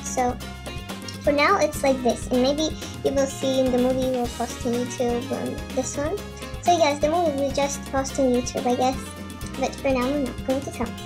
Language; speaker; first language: English; non-native, learner; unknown